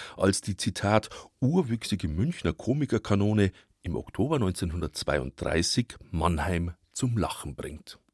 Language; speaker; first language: German; native; German